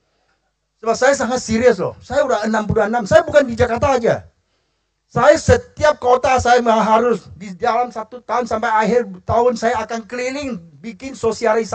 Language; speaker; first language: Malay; non-native, local second language; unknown